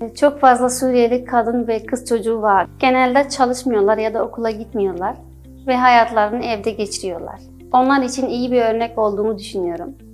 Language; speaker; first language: Turkish; non-native, fluent; Arabic